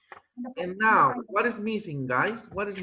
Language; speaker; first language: English; non-native, fluent; Spanish